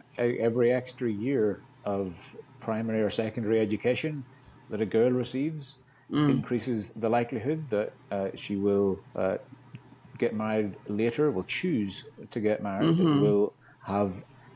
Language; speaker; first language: English; native; English